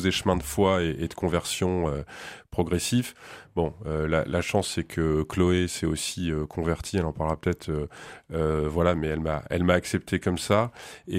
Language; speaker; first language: French; native; French